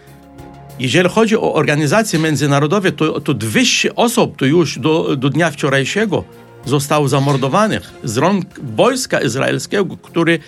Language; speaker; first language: Polish; non-native, fluent; Arabic